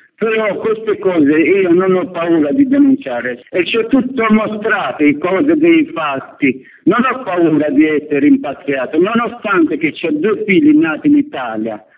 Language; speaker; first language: Italian; non-native, fluent; Albanian